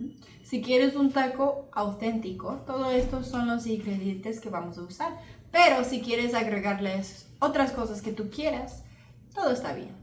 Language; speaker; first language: Spanish; early bilingual, heritage; Spanish